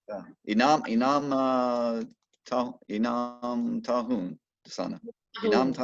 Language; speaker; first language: Indonesian; non-native, learner; English